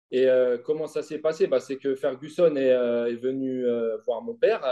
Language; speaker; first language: French; native; French